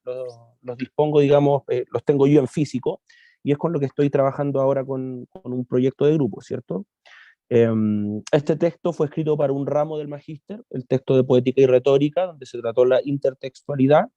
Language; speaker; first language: Spanish; native; Spanish